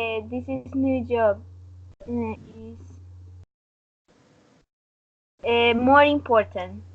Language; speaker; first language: English; non-native, learner; Spanish